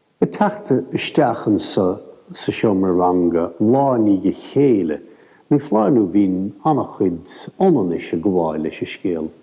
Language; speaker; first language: Irish; native; Irish